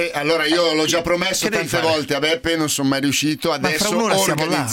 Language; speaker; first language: Italian; native; Italian